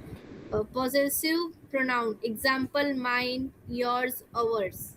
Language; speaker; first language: English; non-native, learner; Hindi